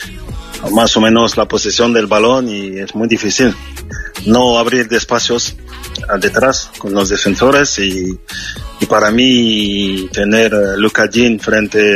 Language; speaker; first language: Spanish; non-native, fluent; French